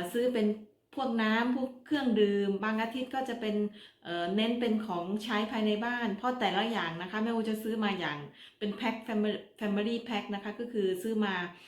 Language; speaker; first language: Thai; native; Thai